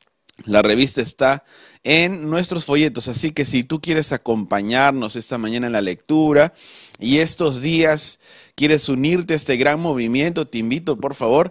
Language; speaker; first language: Spanish; native; Spanish